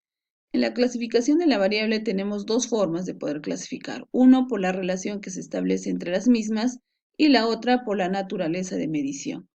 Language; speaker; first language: Spanish; native; Spanish